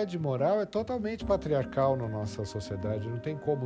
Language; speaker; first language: Portuguese; native; Portuguese